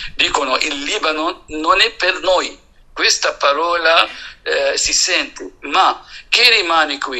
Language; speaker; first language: Italian; non-native, fluent; Arabic